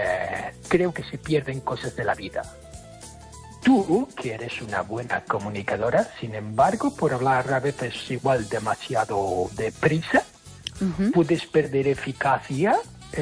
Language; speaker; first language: Spanish; non-native, fluent; English